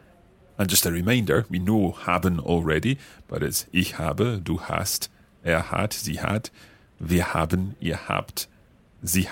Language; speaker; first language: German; non-native, learner; English